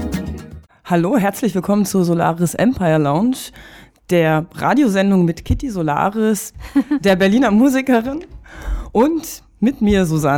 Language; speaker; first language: German; native; German